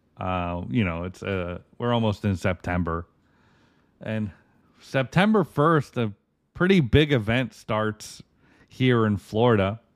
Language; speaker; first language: English; native; English